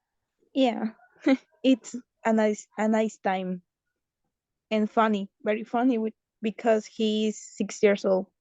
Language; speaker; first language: English; non-native, learner; Spanish